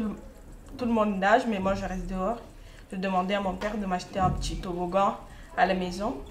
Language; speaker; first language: French; non-native, learner; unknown